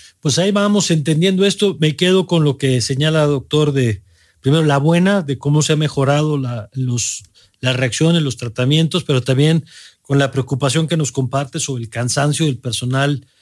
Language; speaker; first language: Spanish; native; Spanish